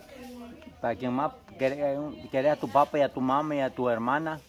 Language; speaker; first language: Spanish; native; Spanish